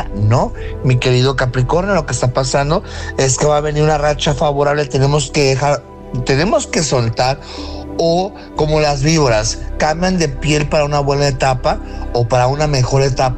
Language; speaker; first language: Spanish; native; Spanish